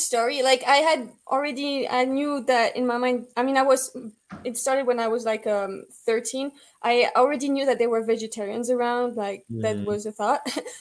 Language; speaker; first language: English; non-native, fluent; French